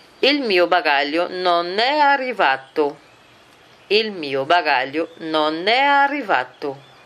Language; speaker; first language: Italian; non-native, fluent; Portuguese